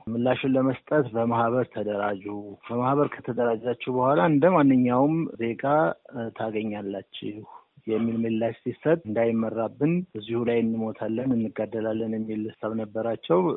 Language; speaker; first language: Amharic; native; Amharic